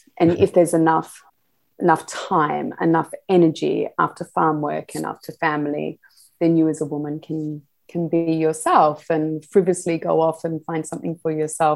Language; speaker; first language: English; native; English